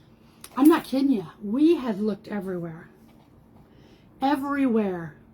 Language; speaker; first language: English; native; English